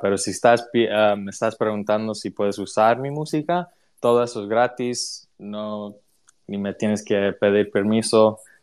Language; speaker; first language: Spanish; early bilingual, other home language; English